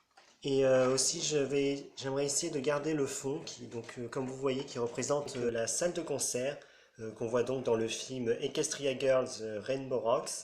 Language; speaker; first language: French; native; French